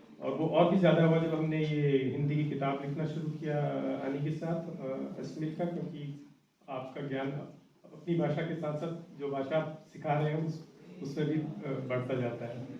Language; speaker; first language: Hindi; native; Hindi